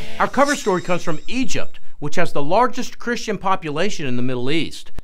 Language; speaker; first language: English; native; English